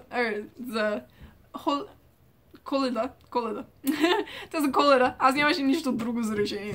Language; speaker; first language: Bulgarian; early bilingual, heritage; Bulgarian